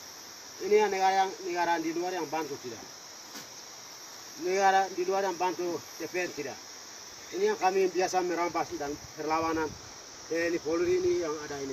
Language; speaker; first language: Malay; non-native, local second language; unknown